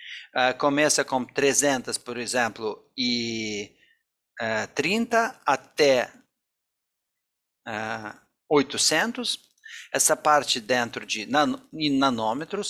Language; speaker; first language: Portuguese; non-native, fluent; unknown